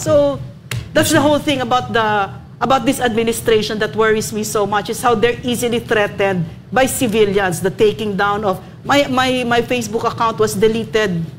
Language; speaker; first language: English; non-native, local second language; Filipino